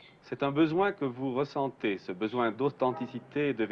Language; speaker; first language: French; native; French